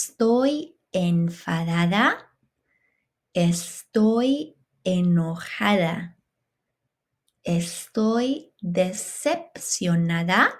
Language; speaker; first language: Spanish; non-native, fluent; English